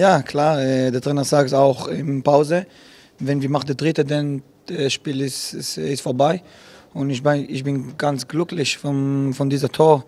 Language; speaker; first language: German; non-native, learner; Hebrew